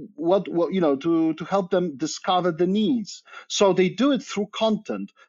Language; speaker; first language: English; non-native, fluent; Polish